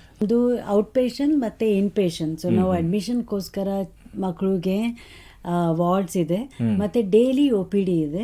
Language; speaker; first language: Kannada; non-native, local second language; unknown